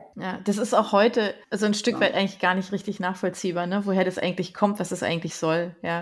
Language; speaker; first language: German; native; German